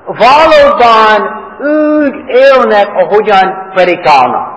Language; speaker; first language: Hungarian; non-native, fluent; English